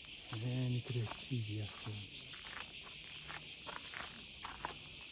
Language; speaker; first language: Persian; native; Persian